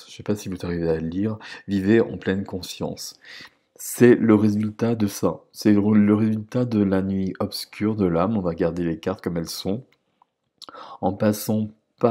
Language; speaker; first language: French; native; French